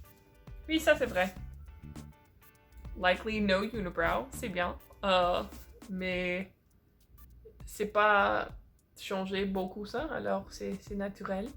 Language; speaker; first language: French; non-native, fluent; English